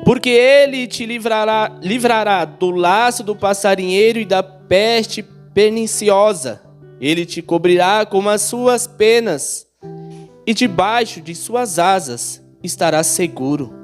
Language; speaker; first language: Portuguese; native; Portuguese